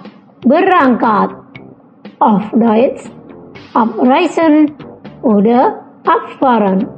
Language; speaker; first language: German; non-native, fluent; Indonesian